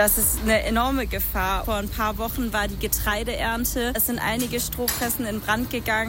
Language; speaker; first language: German; native; German